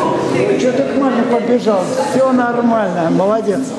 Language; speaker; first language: Russian; native; Russian